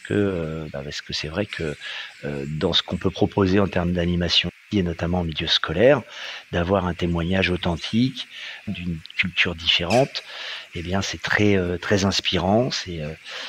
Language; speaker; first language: French; native; French